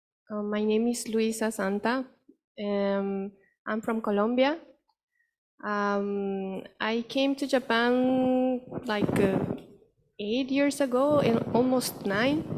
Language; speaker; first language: English; non-native, fluent; Spanish